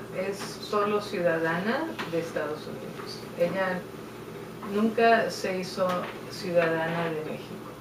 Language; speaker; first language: Spanish; native; Spanish